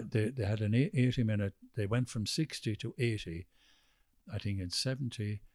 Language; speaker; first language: English; native; English